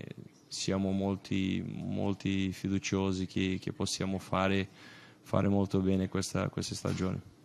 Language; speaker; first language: Italian; non-native, fluent; Portuguese